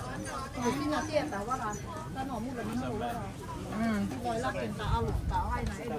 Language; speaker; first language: Finnish; non-native, learner; Thai